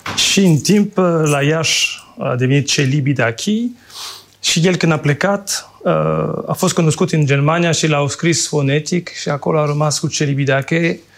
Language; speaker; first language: Romanian; non-native, fluent; French